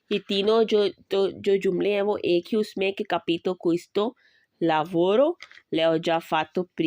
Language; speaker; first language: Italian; non-native, learner; Urdu